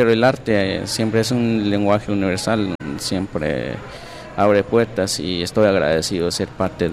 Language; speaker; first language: Spanish; non-native, local second language; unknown